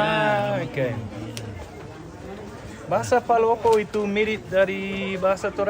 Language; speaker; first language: Indonesian; non-native, learner; English